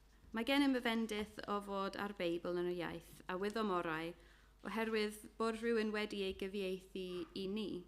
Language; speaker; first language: Welsh; non-native, fluent; English